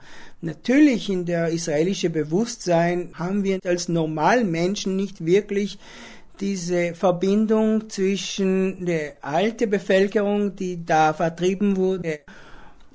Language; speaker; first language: German; non-native, fluent; Hebrew